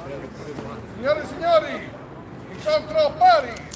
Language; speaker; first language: Italian; native; Italian